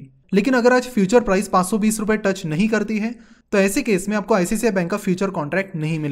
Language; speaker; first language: Hindi; non-native, local second language; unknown